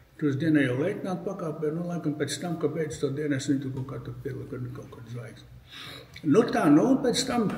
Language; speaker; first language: Latvian; native; Latvian